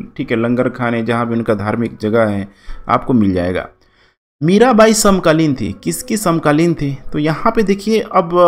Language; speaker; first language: Hindi; native; Hindi